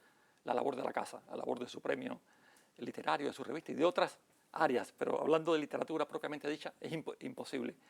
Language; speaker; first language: Spanish; native; Spanish